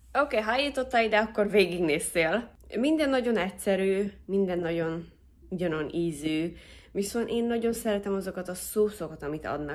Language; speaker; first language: Hungarian; non-native, fluent; English